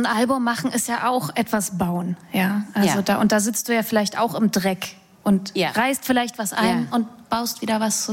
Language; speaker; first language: German; native; German